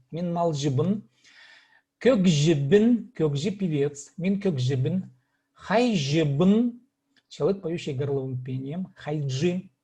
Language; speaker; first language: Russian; native; Russian